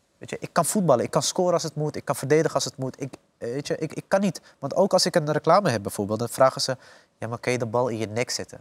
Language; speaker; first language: Dutch; native; Dutch